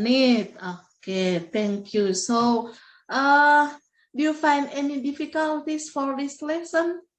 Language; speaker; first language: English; non-native, learner; Indonesian